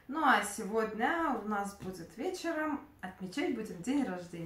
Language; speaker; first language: Russian; native; Russian